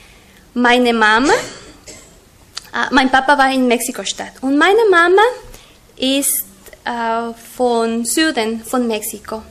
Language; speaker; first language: German; non-native, learner; Spanish